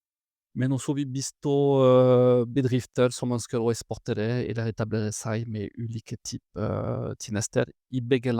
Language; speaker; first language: Norwegian; non-native, fluent; French